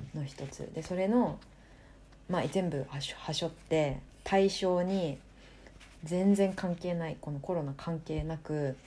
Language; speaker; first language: Japanese; native; Japanese